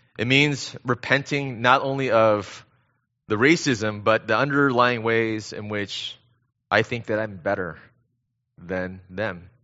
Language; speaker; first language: English; early bilingual, other home language; Korean